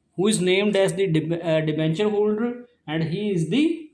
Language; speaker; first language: English; non-native, local second language; Punjabi